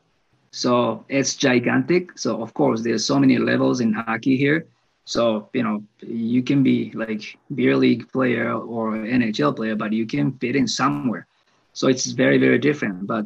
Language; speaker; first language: English; non-native, fluent; Japanese